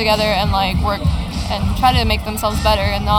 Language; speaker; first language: English; native; English